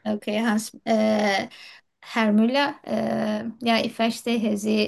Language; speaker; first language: German; non-native, learner; Turkish